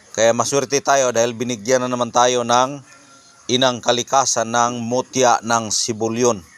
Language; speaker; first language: Filipino; non-native, local second language; Cebuano